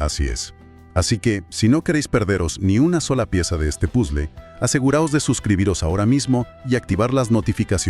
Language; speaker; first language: Spanish; native; Spanish